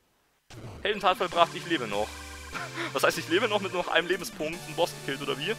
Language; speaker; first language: German; native; German